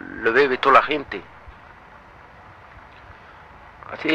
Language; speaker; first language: Spanish; non-native, learner; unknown